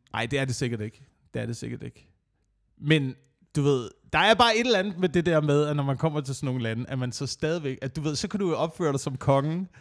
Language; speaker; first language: Danish; native; Danish